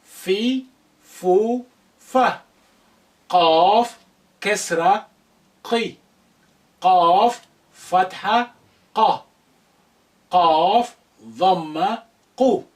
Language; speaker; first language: Arabic; non-native, fluent; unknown